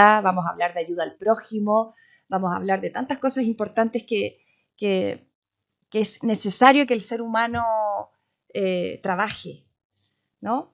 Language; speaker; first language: Spanish; native; Spanish